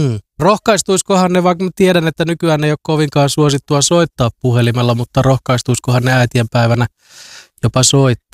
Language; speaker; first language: Finnish; native; Finnish